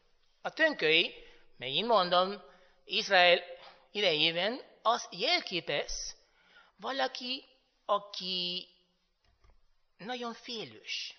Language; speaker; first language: Hungarian; non-native, fluent; Spanish